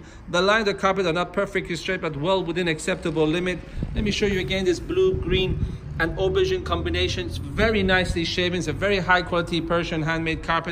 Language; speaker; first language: English; non-native, fluent; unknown